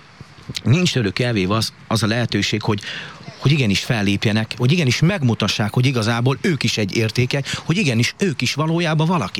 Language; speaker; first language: Hungarian; native; Hungarian